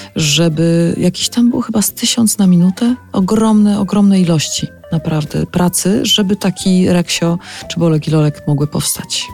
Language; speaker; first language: Polish; native; Polish